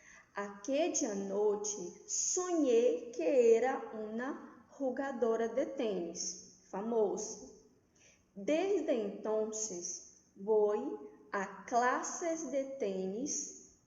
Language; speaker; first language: Spanish; non-native, fluent; Portuguese